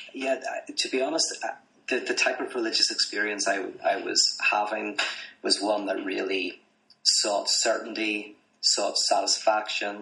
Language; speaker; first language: English; native; English